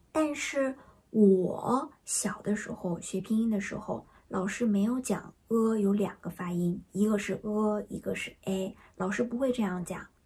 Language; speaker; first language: Chinese; native; Chinese